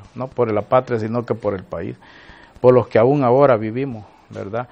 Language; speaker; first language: Spanish; native; Spanish